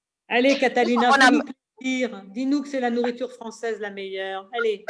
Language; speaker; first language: French; native; French